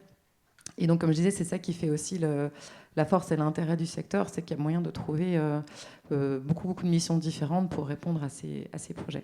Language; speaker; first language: French; native; French